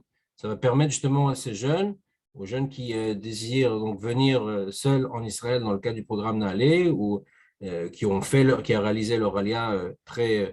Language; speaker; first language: French; native; French